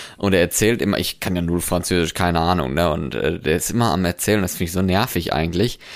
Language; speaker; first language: German; native; German